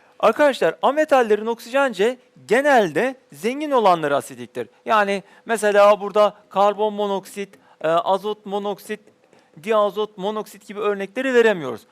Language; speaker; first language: Turkish; native; Turkish